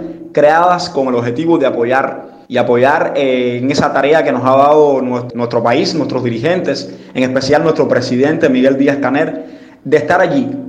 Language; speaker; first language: Spanish; native; Spanish